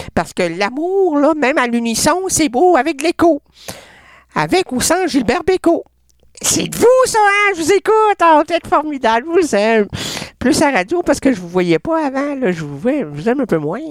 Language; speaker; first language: French; native; French